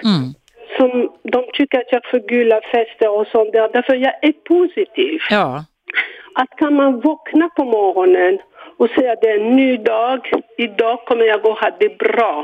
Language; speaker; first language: Swedish; non-native, fluent; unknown